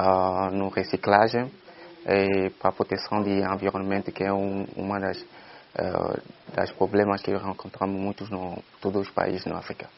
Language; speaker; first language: Portuguese; non-native, fluent; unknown